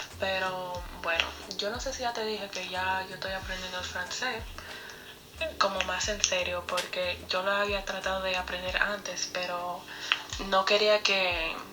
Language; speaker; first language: Spanish; non-native, fluent; English